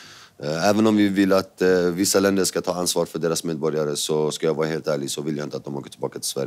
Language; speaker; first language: Swedish; early bilingual, other home language; Kurdish